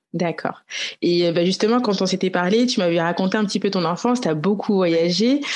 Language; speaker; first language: French; native; French